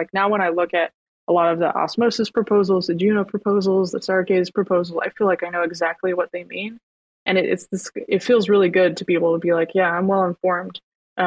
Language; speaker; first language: English; native; English